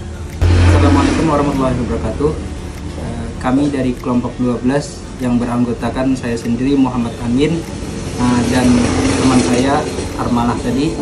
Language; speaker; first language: Indonesian; non-native, local second language; Banjar